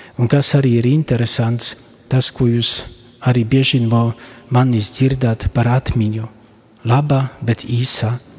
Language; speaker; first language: Latvian; non-native, fluent; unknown